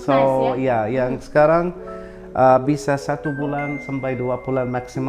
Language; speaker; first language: Indonesian; non-native, learner; Arabic